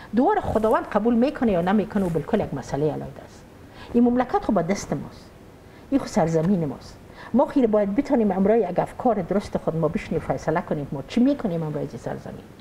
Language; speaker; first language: Persian; native; Persian